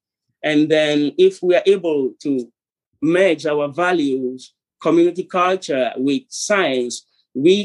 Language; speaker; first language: English; non-native, local second language; Ewe